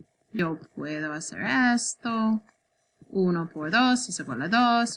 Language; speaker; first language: Spanish; non-native, learner; English